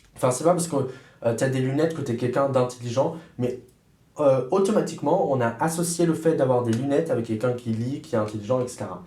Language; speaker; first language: French; early bilingual, other home language; German